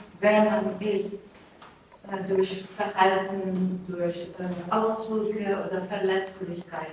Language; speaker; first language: German; non-native, learner; Persian